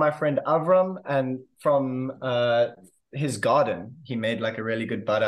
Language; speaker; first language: English; native; English